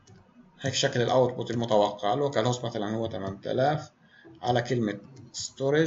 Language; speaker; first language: Arabic; native; Arabic